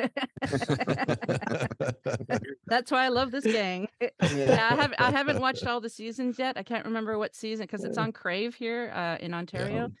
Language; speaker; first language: English; non-native, fluent; French